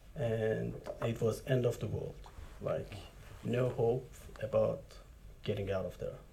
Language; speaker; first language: English; non-native, fluent; Persian